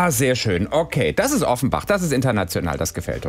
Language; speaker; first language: German; native; German